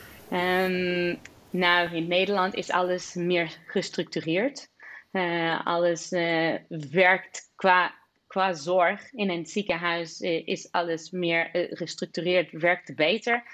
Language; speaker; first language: Dutch; non-native, fluent; Portuguese